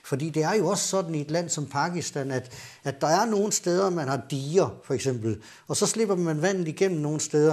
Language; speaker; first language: Danish; native; Danish